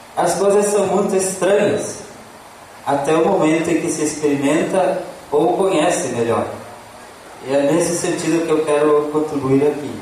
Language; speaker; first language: Portuguese; non-native, local second language; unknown